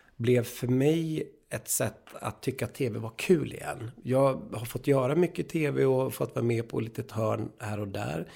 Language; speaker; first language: Swedish; native; Swedish